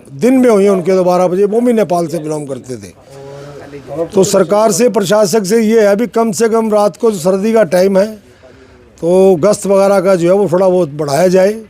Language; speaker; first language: Hindi; native; Hindi